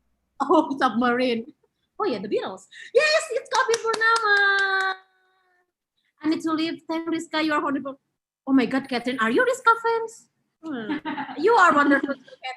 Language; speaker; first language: English; non-native, fluent; Indonesian